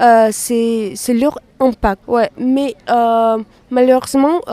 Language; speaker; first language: French; non-native, fluent; Russian